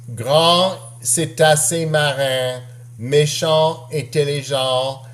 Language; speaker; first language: French; non-native, local second language; English